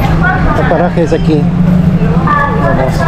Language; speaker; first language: Spanish; non-native, learner; English